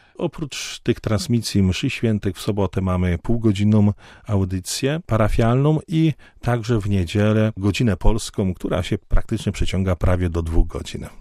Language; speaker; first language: Polish; native; Polish